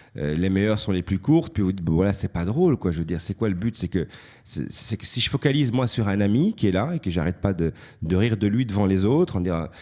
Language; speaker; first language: French; native; French